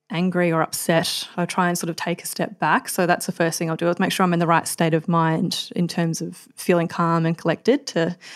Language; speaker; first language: English; native; English